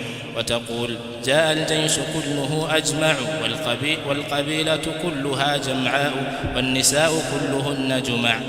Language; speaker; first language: Arabic; non-native, fluent; Swahili